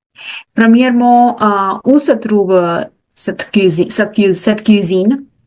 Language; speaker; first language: French; non-native, learner; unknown